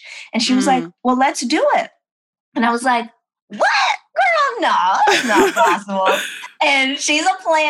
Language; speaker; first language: English; native; English